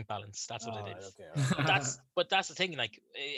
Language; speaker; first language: English; native; English